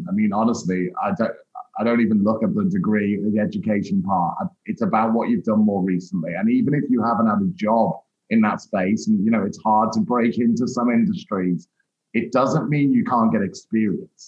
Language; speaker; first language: English; native; English